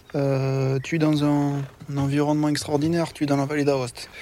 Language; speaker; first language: French; native; French